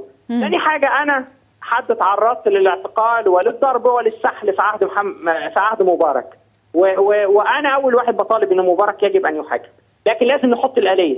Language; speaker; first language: Arabic; native; Arabic